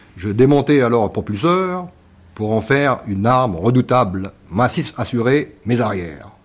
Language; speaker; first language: French; native; French